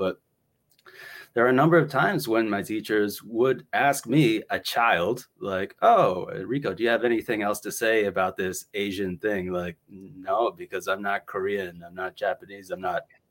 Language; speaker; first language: English; native; English